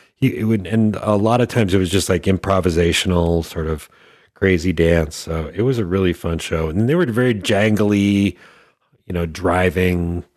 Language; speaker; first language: English; native; English